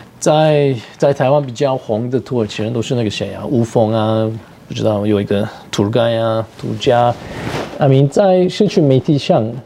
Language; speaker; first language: Chinese; non-native, fluent; Turkish